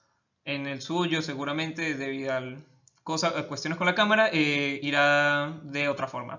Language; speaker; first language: Spanish; native; Spanish